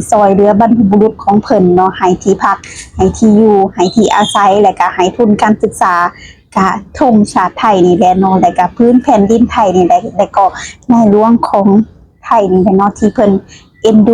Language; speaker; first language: Thai; non-native, local second language; Northeastern Thai